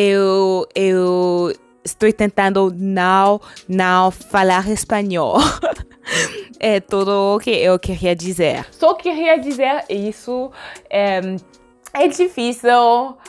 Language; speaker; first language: Portuguese; non-native, learner; French